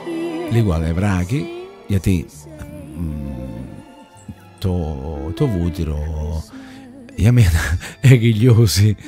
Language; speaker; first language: Greek; non-native, learner; Italian